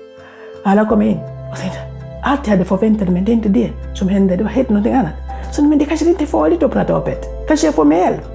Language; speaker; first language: Swedish; non-native, fluent; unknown